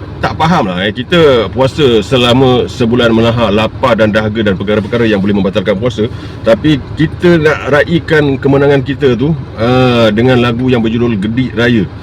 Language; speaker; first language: Malay; native; Malay